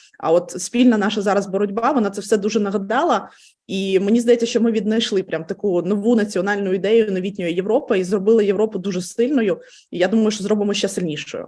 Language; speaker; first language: Ukrainian; native; Ukrainian